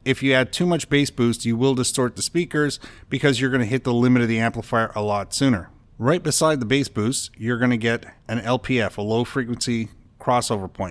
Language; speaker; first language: English; native; English